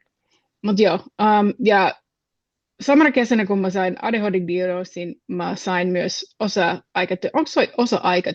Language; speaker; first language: Finnish; non-native, fluent; English